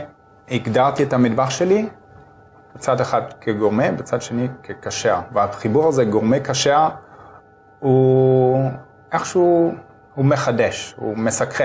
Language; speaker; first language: Hebrew; non-native, fluent; German